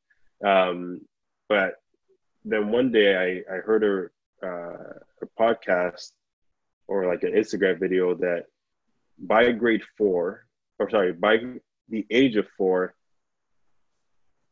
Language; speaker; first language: English; non-native, local second language; Yoruba